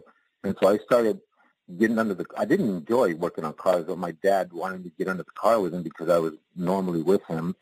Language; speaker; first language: English; native; English